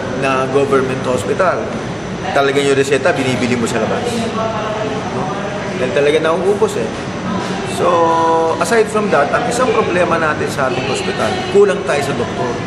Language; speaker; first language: Filipino; non-native, local second language; Waray